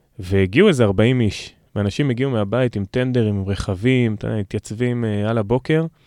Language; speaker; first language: Hebrew; native; Hebrew